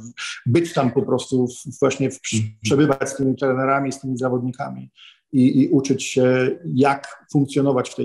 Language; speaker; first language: Polish; native; Polish